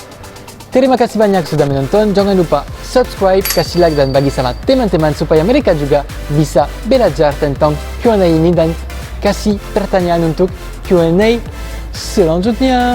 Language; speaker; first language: Indonesian; non-native, fluent; French